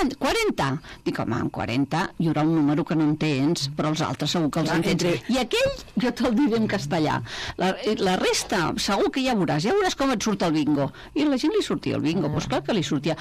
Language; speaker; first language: Catalan; native; Catalan